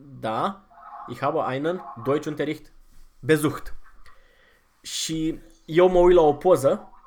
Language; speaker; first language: German; non-native, fluent; Romanian